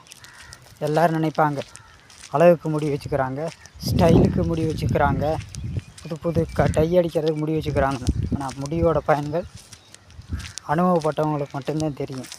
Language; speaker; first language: Tamil; native; Tamil